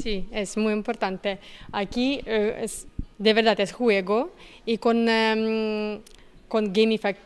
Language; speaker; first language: Spanish; non-native, fluent; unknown